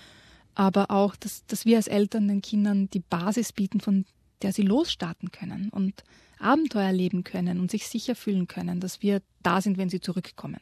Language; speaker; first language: German; native; German